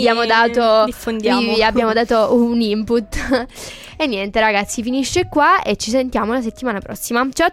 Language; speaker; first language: Italian; native; Italian